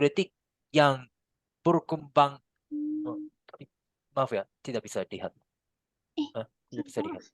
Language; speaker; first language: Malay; non-native, learner; Japanese